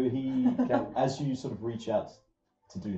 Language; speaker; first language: English; native; English